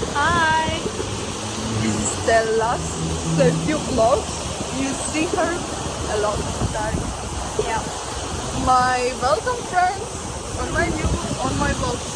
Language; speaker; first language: English; non-native, learner; Ukrainian